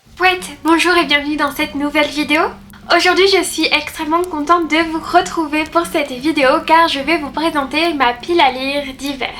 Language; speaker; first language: French; native; French